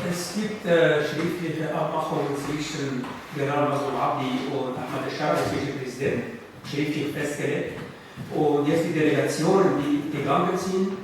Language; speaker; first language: German; non-native, fluent; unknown